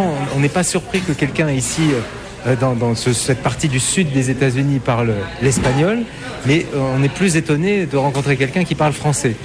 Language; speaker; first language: French; native; French